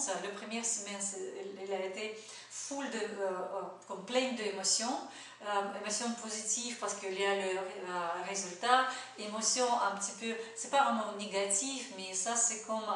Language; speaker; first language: French; non-native, fluent; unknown